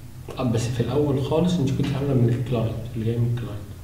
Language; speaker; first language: Arabic; native; Arabic